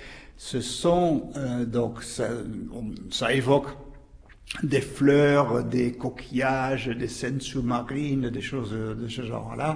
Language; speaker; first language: French; native; French